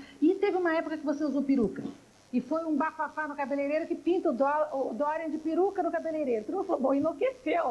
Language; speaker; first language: Portuguese; native; Portuguese